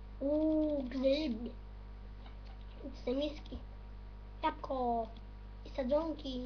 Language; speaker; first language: Polish; native; Polish